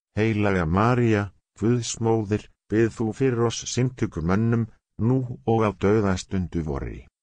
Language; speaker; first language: Icelandic; non-native, learner; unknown